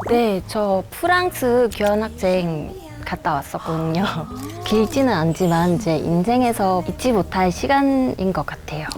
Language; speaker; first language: Korean; non-native, fluent; Vietnamese